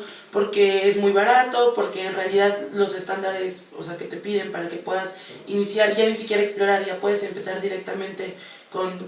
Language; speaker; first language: Spanish; native; Spanish